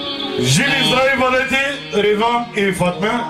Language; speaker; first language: Bulgarian; non-native, local second language; Turkish